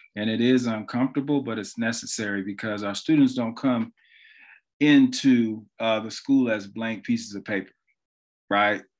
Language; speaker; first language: English; native; English